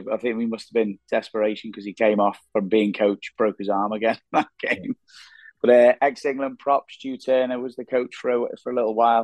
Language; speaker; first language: English; native; English